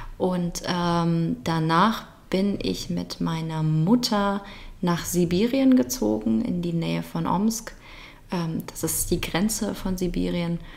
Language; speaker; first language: German; early bilingual, other home language; Russian